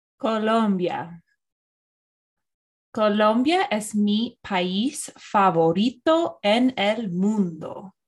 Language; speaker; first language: Spanish; non-native, fluent; English